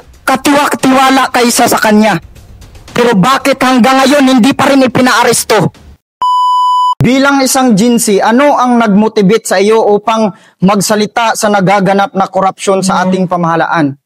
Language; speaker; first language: Filipino; native; Filipino